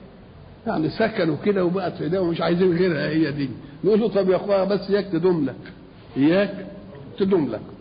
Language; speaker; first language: Arabic; native; Arabic